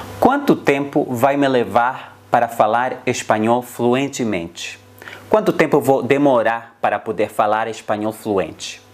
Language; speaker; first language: Portuguese; non-native, fluent; Spanish